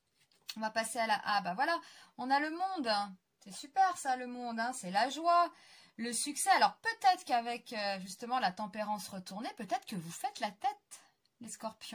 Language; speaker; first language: French; native; French